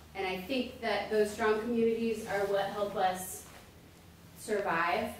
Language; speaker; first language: English; native; English